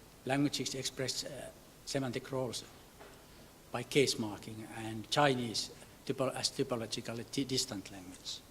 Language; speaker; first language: English; non-native, fluent; Finnish